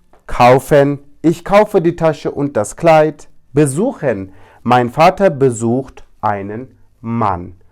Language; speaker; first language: German; non-native, fluent; Turkish